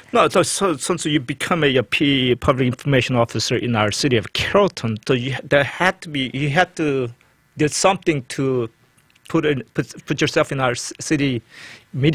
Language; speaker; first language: English; non-native, fluent; Korean